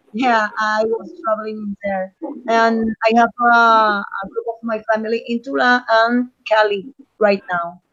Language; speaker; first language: English; non-native, learner; Spanish